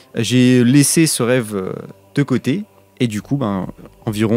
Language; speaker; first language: French; native; French